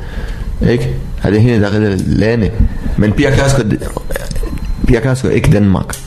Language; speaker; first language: Danish; non-native, learner; Arabic